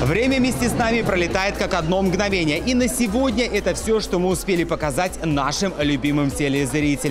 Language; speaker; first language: Russian; native; Russian